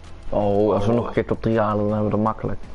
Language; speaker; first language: Dutch; native; Dutch